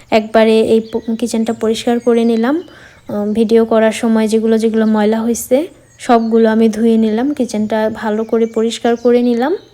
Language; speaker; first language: Bangla; native; Bangla